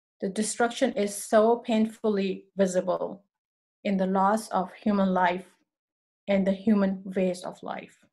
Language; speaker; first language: English; non-native, local second language; Urdu